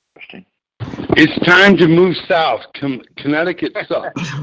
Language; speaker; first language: English; native; English